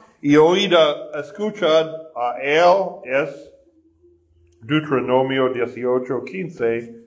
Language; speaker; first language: Spanish; non-native, fluent; English